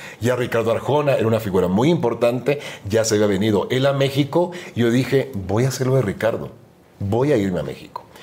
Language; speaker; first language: Spanish; native; Spanish